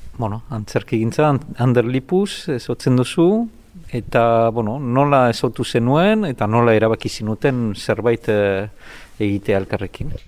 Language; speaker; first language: Basque; native; Basque